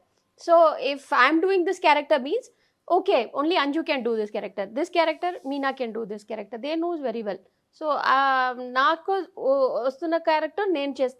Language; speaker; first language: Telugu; non-native, fluent; Tamil